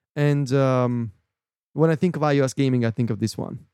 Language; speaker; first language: English; non-native, fluent; Italian